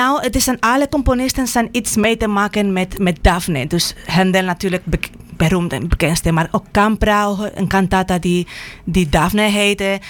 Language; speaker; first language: Dutch; non-native, fluent; Spanish